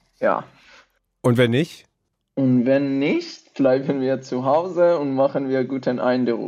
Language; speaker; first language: German; non-native, fluent; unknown